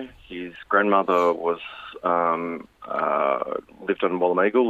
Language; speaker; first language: English; native; English